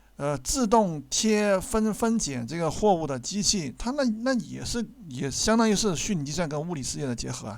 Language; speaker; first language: Chinese; native; Chinese